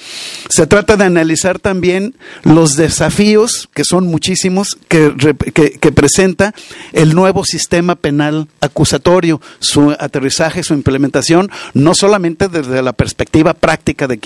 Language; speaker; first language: Spanish; native; Spanish